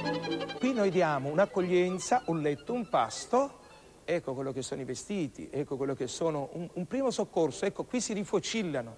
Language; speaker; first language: Italian; native; Italian